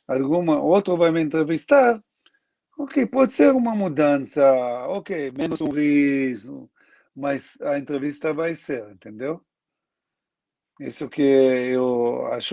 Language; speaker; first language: Portuguese; non-native, learner; Hebrew